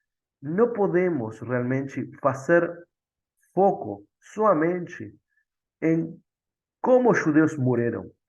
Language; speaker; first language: Portuguese; non-native, fluent; Spanish